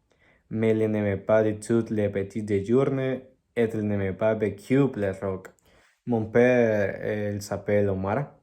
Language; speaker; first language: French; non-native, learner; Spanish